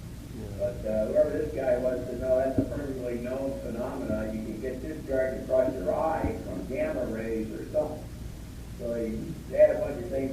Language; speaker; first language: English; native; English